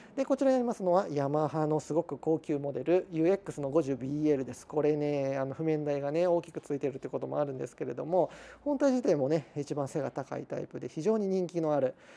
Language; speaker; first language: Japanese; native; Japanese